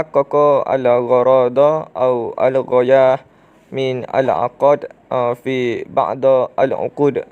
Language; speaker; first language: Arabic; non-native, learner; Malay